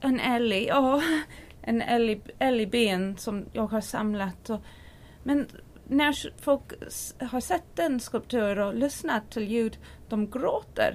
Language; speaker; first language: Swedish; non-native, learner; English